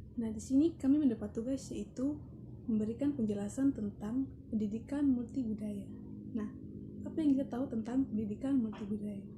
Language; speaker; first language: Indonesian; native; Indonesian